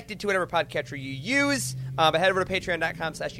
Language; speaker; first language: English; native; English